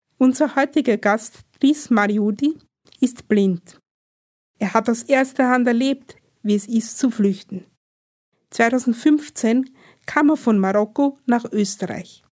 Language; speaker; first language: German; native; German